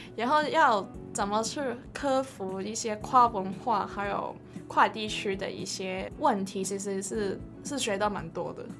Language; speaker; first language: Chinese; non-native, local second language; Cantonese